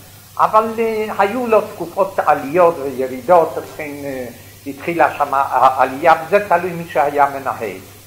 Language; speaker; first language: Hebrew; non-native, fluent; Yiddish